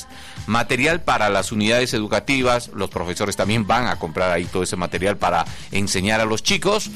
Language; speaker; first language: Spanish; native; Spanish